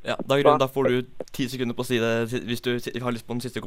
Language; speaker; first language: Norwegian; native; Norwegian